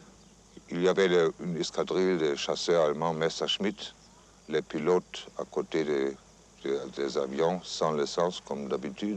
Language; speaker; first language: French; non-native, fluent; German